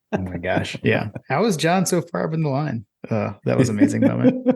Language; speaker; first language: English; native; English